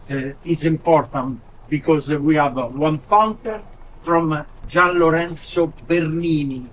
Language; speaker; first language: English; non-native, learner; Italian